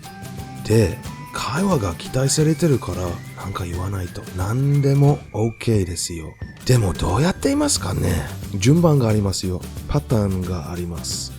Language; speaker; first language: Japanese; non-native, fluent; English